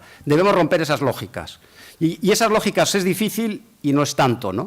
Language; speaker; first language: Spanish; native; Spanish